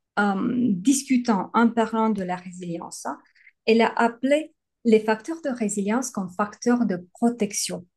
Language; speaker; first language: French; native; French